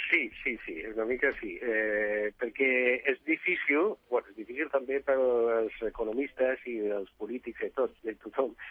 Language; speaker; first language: Catalan; non-native, fluent; Italian